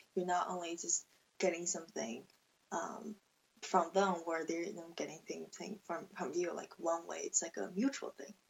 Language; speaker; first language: English; non-native, fluent; Chinese